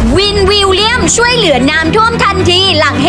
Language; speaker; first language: Thai; native; Thai